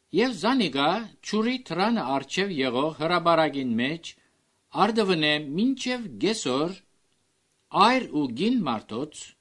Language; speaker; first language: Armenian; early bilingual, heritage; Armenian